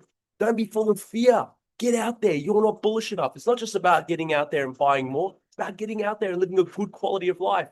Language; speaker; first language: English; native; English